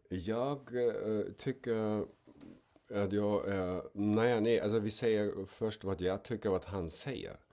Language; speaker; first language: Swedish; non-native, fluent; German